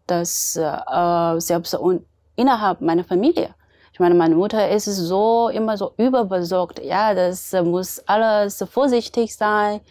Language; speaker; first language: German; non-native, fluent; Chinese